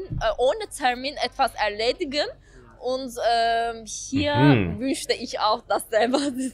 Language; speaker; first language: German; non-native, fluent; Turkish